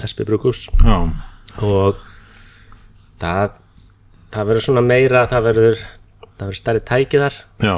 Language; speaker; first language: Icelandic; non-native, fluent; English